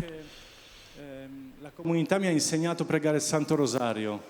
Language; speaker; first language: Italian; non-native, fluent; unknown